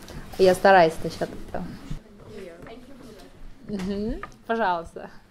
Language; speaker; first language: Russian; non-native, fluent; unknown